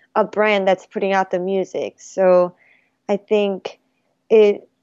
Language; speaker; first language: English; early bilingual, other home language; Korean